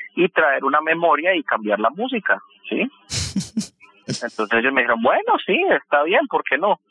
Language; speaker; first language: Spanish; native; Spanish